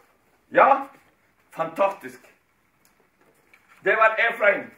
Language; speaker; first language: Swedish; non-native, fluent; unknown